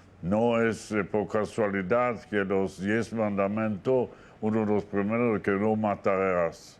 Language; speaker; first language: Spanish; non-native, fluent; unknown